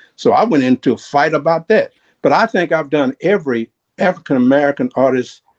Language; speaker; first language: English; native; English